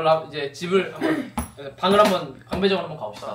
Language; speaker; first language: Korean; native; Korean